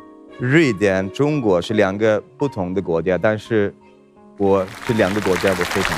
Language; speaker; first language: Chinese; non-native, fluent; Swedish